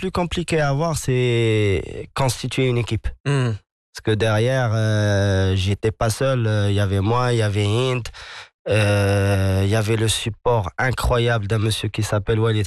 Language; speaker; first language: French; non-native, local second language; Arabic